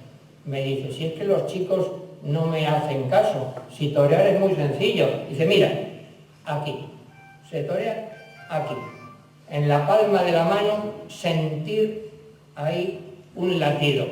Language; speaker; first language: Spanish; native; Spanish